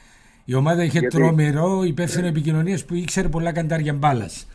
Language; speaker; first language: Greek; native; Greek